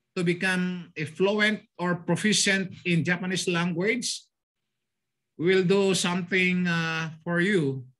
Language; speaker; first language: English; non-native, local second language; Filipino